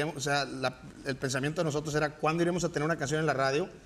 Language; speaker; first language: Spanish; native; Spanish